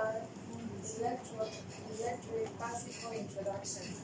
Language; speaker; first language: English; non-native, learner; Chinese